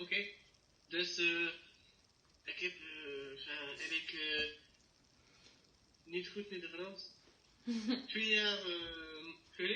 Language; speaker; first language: Dutch; non-native, learner; French